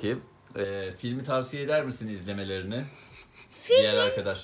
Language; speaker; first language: Turkish; native; Turkish